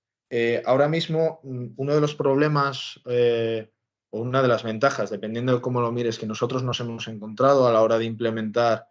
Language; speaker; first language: Spanish; native; Spanish